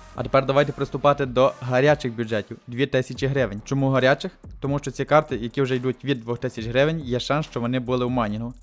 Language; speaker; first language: Ukrainian; native; Ukrainian